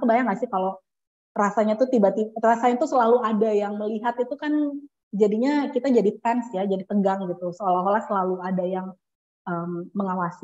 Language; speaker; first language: Indonesian; native; Indonesian